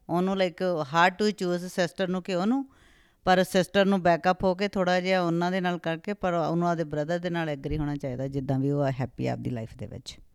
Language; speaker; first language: Punjabi; native; Punjabi